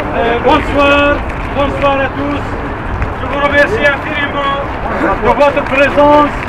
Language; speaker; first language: French; non-native, fluent; Arabic